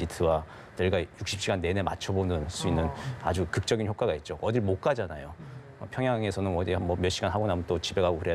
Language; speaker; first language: Korean; native; Korean